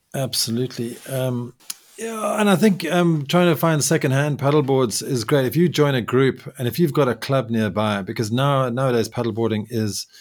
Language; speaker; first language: English; native; English